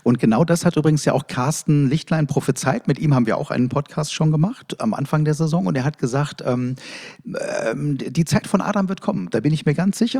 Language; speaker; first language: German; native; German